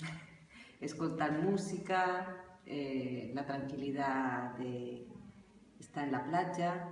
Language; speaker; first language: Catalan; non-native, learner; Spanish